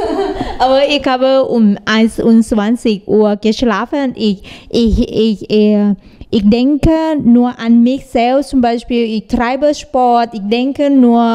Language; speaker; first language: German; non-native, learner; Thai